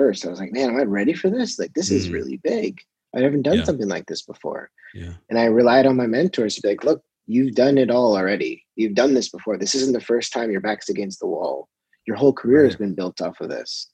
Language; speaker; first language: English; native; English